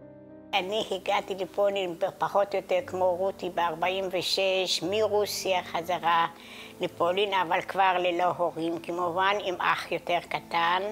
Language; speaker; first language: Hebrew; non-native, fluent; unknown